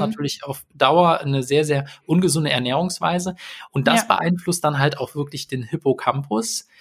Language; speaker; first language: German; native; German